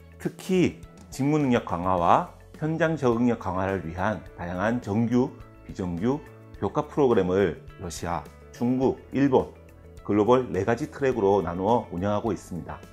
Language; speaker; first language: Korean; native; Korean